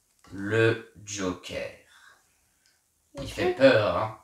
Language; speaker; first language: French; native; French